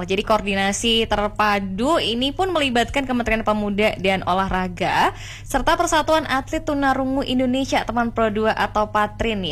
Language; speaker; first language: Indonesian; native; Indonesian